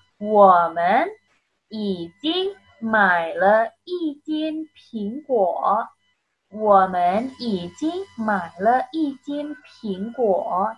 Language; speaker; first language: Chinese; non-native, fluent; Indonesian